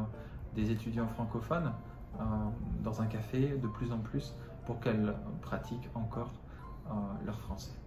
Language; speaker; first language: French; non-native, fluent; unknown